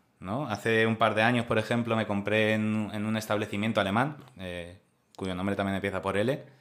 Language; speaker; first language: Spanish; native; Spanish